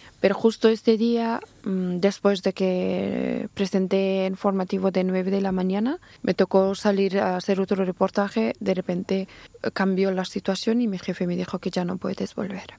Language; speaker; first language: Spanish; non-native, fluent; Persian